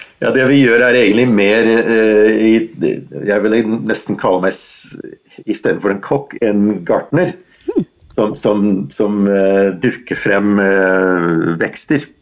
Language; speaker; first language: Norwegian; non-native, fluent; English